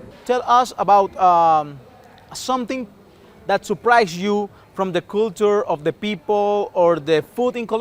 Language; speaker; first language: English; non-native, fluent; Spanish